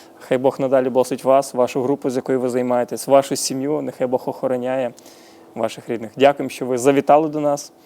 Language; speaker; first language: Ukrainian; native; Ukrainian